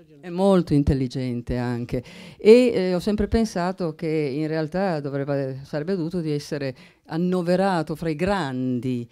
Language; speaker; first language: Italian; native; Italian